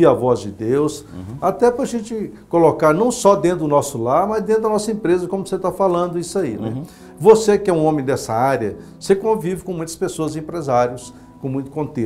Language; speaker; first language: Portuguese; native; Portuguese